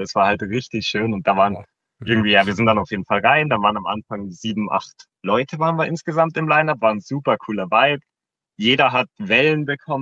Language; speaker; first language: German; native; German